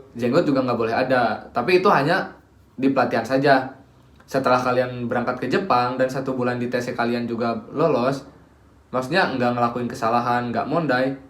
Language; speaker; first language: Indonesian; native; Indonesian